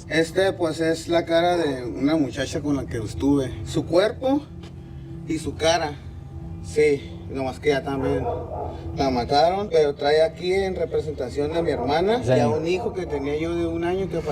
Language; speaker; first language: Spanish; native; Spanish